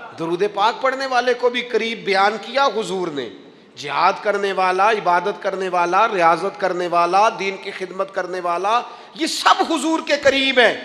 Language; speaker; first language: Urdu; non-native, local second language; Punjabi